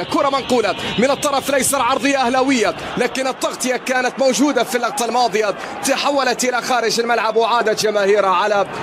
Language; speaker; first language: Arabic; native; Arabic